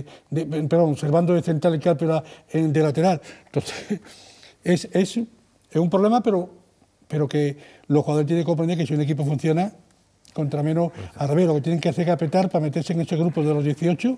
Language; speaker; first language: Spanish; native; Spanish